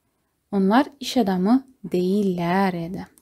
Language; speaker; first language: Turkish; non-native, fluent; Kazakh